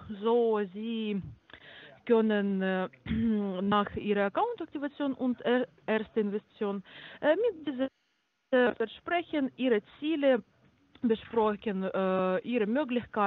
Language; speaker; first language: German; non-native, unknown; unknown